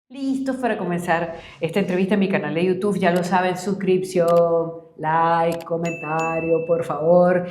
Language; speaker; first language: Spanish; native; Spanish